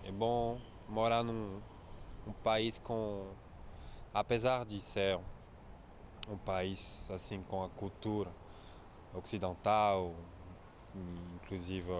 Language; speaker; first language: Portuguese; non-native, learner; French